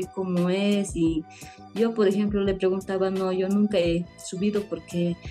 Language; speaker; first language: Spanish; native; Spanish